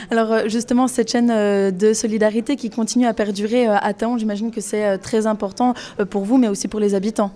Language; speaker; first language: French; native; French